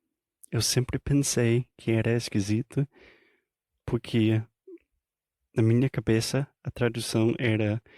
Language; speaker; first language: Portuguese; non-native, fluent; English